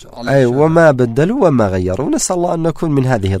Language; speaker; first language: Arabic; native; Arabic